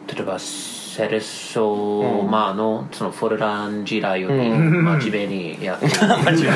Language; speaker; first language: Japanese; non-native, fluent; English